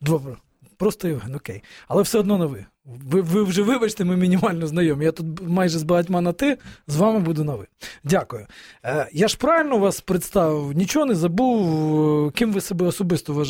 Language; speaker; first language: Ukrainian; native; Ukrainian